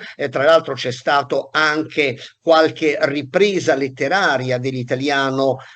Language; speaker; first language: Italian; native; Italian